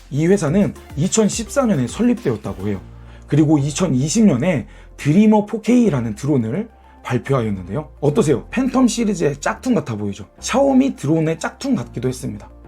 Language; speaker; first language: Korean; native; Korean